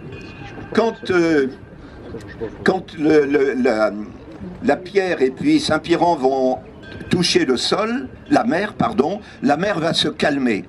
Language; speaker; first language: French; native; French